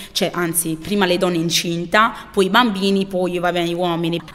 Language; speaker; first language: Italian; early bilingual, other home language; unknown